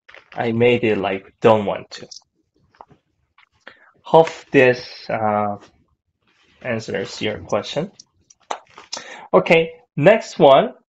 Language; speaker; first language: English; non-native, fluent; Korean